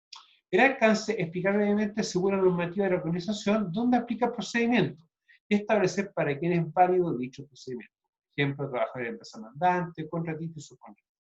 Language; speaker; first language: Spanish; native; Spanish